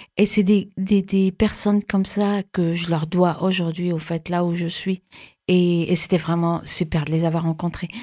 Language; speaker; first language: French; native; French